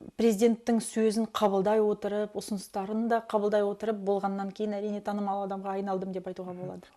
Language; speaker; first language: Kazakh; non-native, local second language; Russian